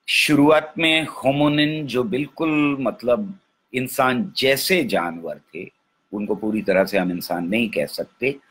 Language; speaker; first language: Hindi; native; Hindi